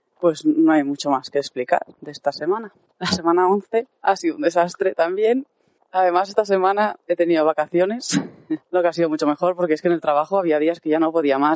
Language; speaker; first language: Spanish; native; Spanish